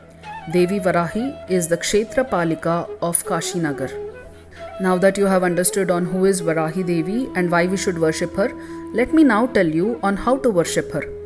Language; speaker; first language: English; non-native, local second language; Kannada